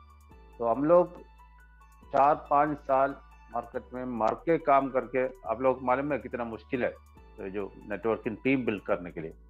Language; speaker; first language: Hindi; non-native, local second language; Malayalam